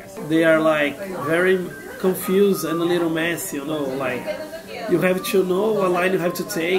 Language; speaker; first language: English; non-native, fluent; Portuguese